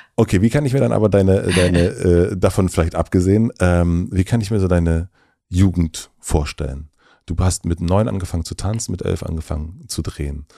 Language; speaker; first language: German; native; German